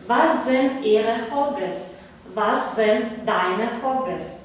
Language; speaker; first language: German; non-native, fluent; Belarusian